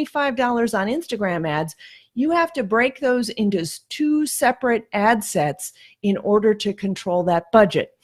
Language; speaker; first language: English; native; English